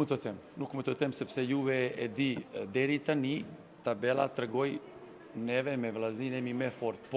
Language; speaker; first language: Albanian; non-native, learner; Serbian